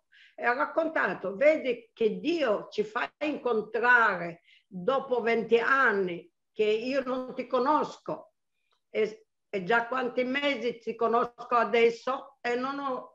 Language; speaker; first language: Italian; non-native, local second language; Arabic